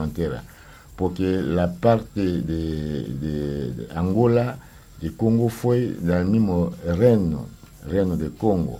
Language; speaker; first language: Spanish; non-native, learner; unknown